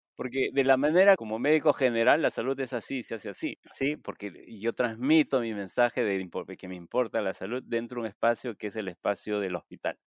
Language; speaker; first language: Spanish; native; Spanish